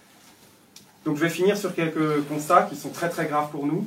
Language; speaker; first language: French; native; French